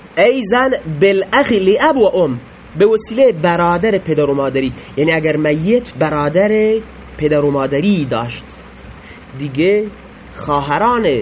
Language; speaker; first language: Persian; native; Persian